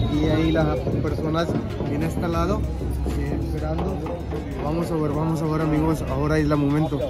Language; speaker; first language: Spanish; non-native, learner; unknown